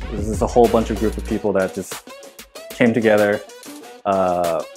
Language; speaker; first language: English; native; English